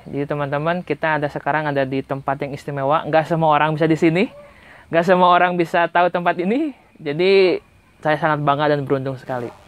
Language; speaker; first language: Indonesian; non-native, local second language; Sundanese